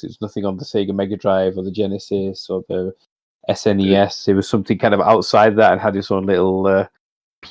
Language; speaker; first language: English; native; English